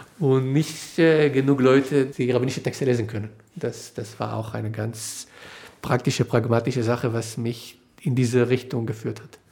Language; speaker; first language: German; non-native, fluent; Hebrew